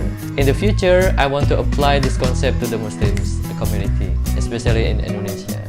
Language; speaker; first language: English; non-native, learner; Indonesian